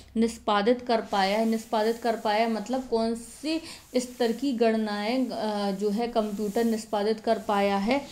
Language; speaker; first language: Hindi; native; Hindi